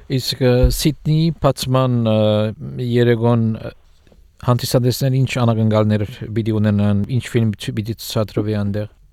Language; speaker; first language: Armenian; early bilingual, heritage; Armenian